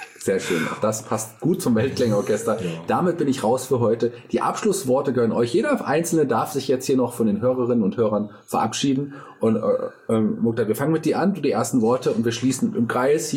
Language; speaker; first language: German; native; German